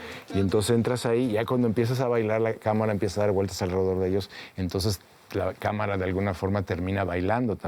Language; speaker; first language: Spanish; native; Spanish